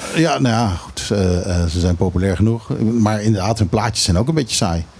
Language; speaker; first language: Dutch; native; Dutch